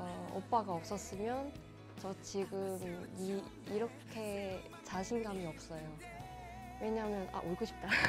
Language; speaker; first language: Korean; non-native, fluent; Cantonese